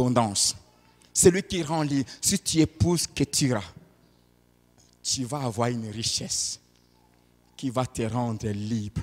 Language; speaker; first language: French; non-native, local second language; Lingala